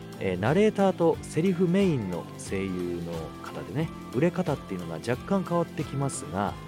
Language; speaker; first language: Japanese; native; Japanese